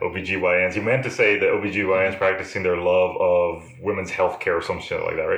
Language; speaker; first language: English; native; English